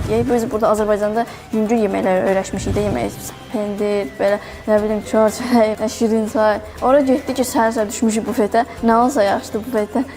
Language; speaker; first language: Azerbaijani; early bilingual, other home language; Chinese